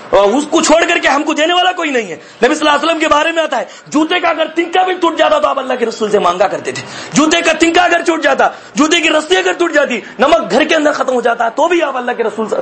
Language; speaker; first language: Urdu; native; Urdu